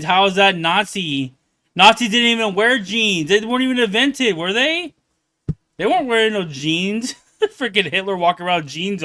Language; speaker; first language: English; native; English